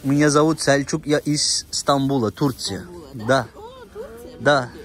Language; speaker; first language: Russian; non-native, learner; Turkish